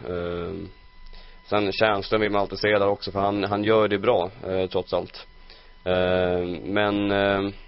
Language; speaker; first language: Swedish; native; Swedish